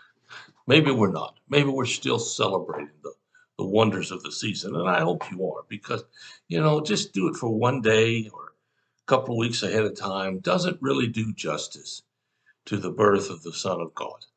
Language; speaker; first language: English; native; English